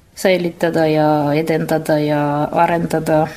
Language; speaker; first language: Estonian; non-native, fluent; Russian